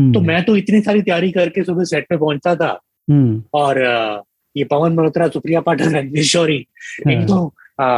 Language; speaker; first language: Hindi; native; Hindi